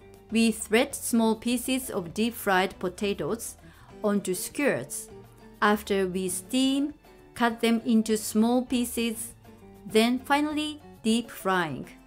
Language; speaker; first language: English; non-native, fluent; Japanese